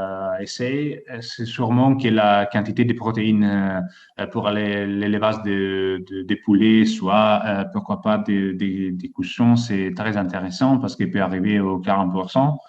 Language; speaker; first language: French; non-native, fluent; Italian